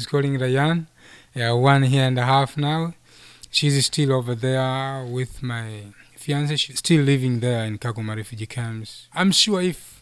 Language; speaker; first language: English; non-native, local second language; Somali